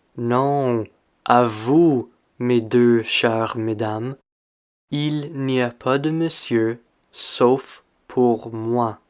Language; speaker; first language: French; non-native, fluent; English